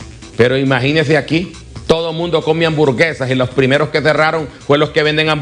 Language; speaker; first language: Spanish; native; Spanish